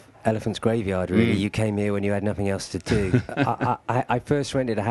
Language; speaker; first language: English; native; English